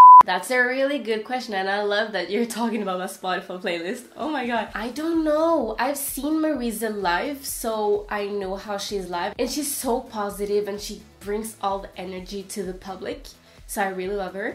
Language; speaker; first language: English; non-native, fluent; Portuguese